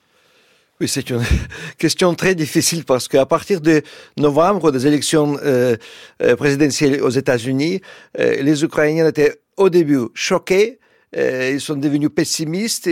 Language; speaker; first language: French; non-native, fluent; Russian